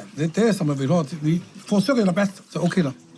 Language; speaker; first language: Swedish; non-native, learner; Somali